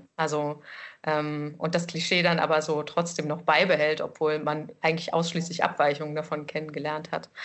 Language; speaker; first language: German; native; German